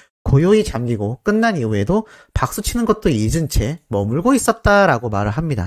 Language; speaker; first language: Korean; native; Korean